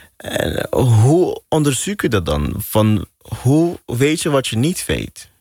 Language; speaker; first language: Dutch; non-native, local second language; Papiamento